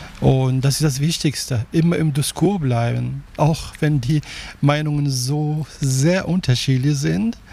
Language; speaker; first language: German; non-native, fluent; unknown